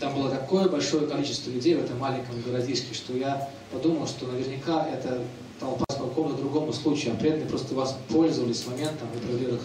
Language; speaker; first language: Russian; native; Russian